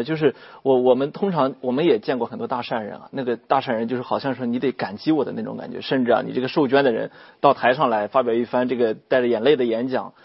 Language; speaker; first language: Chinese; native; Chinese